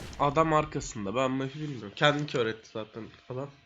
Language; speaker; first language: Turkish; native; Turkish